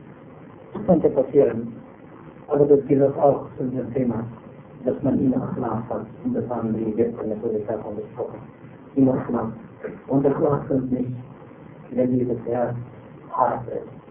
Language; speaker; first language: German; non-native, fluent; Arabic